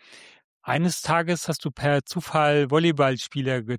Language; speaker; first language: German; native; German